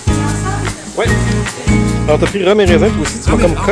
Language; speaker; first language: French; native; French